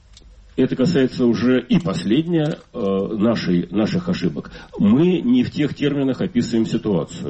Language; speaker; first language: Russian; native; Russian